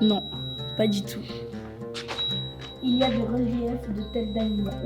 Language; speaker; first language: French; native; French